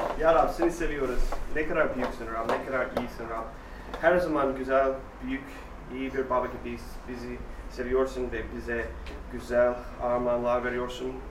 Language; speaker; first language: Turkish; non-native, fluent; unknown